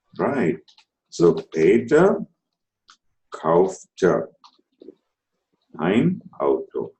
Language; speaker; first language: German; non-native, fluent; Telugu